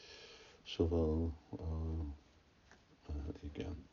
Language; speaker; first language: Hungarian; early bilingual, heritage; Hungarian